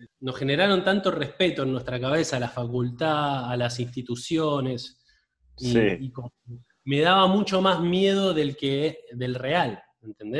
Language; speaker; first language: Spanish; native; Spanish